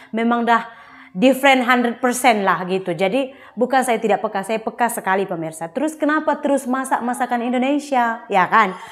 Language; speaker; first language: Malay; native; Malay